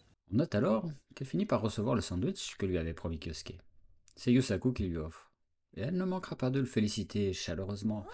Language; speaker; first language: French; native; French